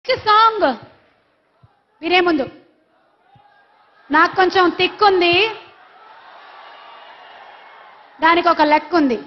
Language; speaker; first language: Telugu; native; Telugu